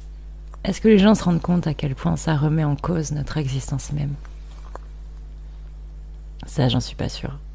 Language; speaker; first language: French; native; French